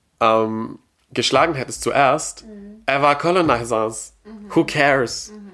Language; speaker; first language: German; non-native, fluent; French